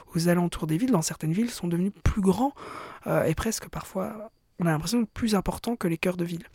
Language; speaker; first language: French; native; French